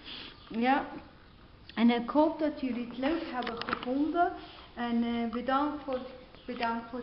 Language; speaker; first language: Dutch; non-native, learner; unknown